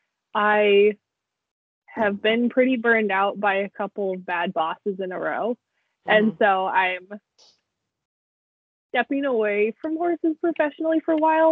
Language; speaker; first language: English; native; English